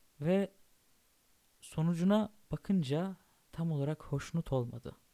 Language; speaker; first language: Turkish; native; Turkish